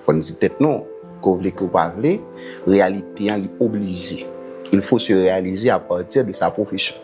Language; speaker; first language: Haitian Creole; native; Haitian Creole